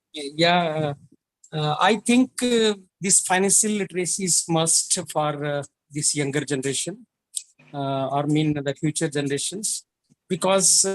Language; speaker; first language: English; non-native, learner; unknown